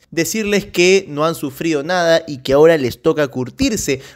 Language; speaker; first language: Spanish; native; Spanish